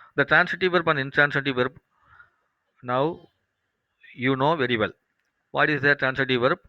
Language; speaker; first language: English; non-native, local second language; Tamil